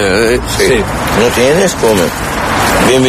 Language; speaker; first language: Spanish; non-native, learner; Arabic